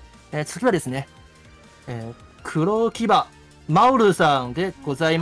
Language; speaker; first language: Japanese; native; Japanese